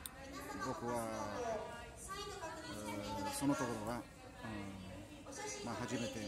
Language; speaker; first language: Japanese; non-native, learner; English